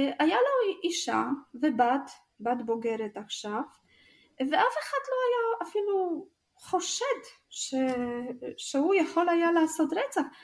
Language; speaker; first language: Hebrew; non-native, fluent; Russian